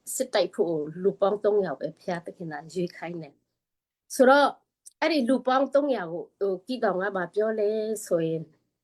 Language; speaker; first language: Burmese; non-native, local second language; Tedim Chin